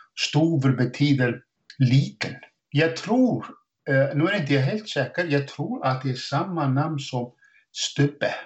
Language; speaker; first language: Swedish; non-native, fluent; Icelandic